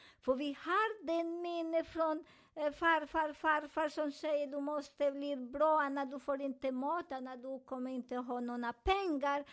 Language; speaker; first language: Swedish; non-native, learner; Spanish